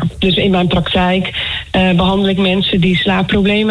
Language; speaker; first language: Dutch; native; Dutch